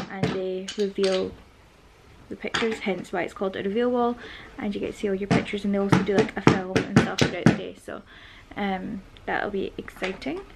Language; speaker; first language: English; native; English